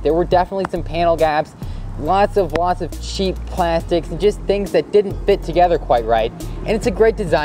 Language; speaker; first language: English; native; English